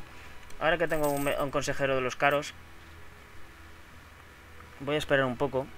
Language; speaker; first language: Spanish; native; Spanish